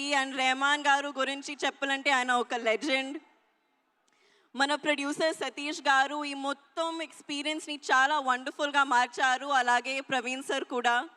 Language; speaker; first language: Telugu; non-native, learner; Hindi